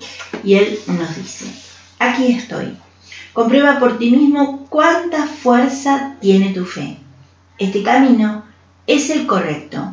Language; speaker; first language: Spanish; native; Spanish